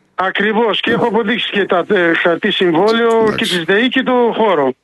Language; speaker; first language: Greek; non-native, fluent; Arabic